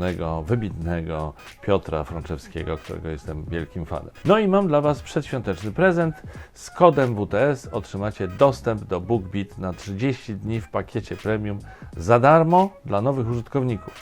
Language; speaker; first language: Polish; native; Polish